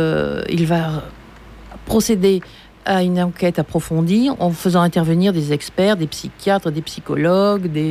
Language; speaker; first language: French; native; French